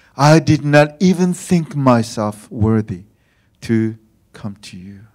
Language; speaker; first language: English; non-native, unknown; Korean